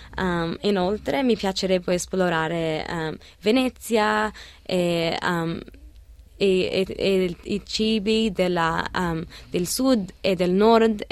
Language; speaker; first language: Italian; early bilingual, other home language; Arabic